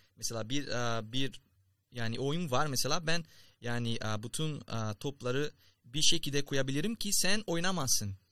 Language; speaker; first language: Turkish; non-native, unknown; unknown